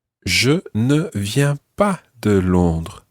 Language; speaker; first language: French; non-native, fluent; English